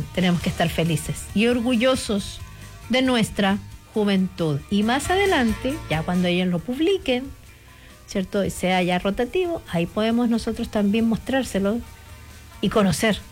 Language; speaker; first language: Spanish; native; Spanish